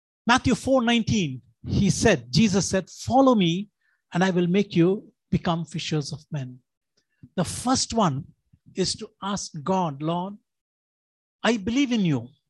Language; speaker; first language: English; non-native, local second language; Tamil